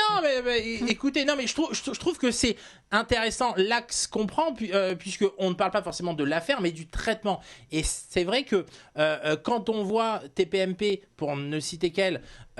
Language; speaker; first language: French; native; French